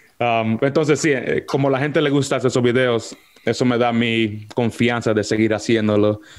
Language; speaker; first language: Spanish; early bilingual, heritage; Spanish